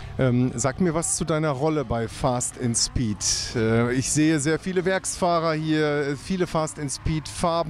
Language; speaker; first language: German; native; German